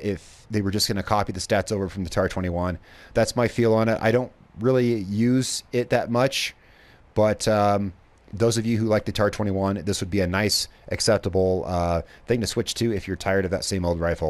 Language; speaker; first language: English; native; English